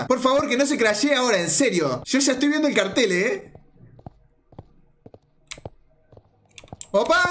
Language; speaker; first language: Spanish; native; Spanish